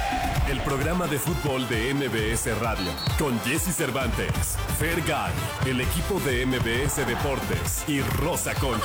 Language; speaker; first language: Spanish; native; Spanish